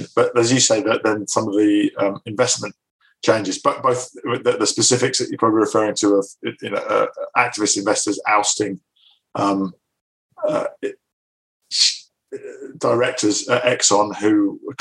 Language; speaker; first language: English; native; English